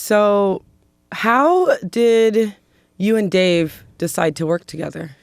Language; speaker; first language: English; native; English